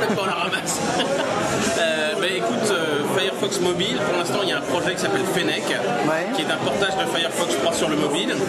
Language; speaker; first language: French; native; French